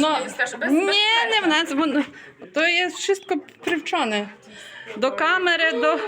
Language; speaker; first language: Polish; non-native, learner; Ukrainian